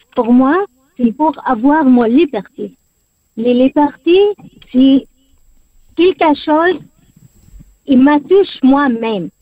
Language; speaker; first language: French; non-native, learner; Arabic